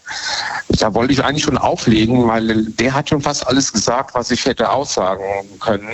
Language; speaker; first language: German; native; German